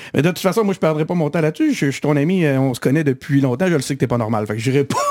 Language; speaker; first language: French; native; French